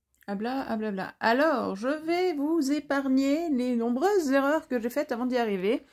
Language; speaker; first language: French; native; French